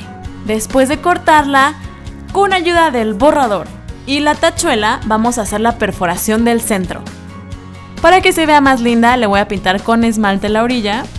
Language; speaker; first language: Spanish; native; Spanish